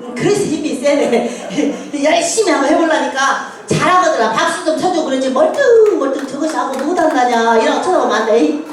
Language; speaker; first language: Korean; native; Korean